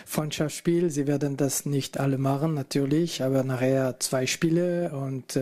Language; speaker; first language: German; non-native, fluent; French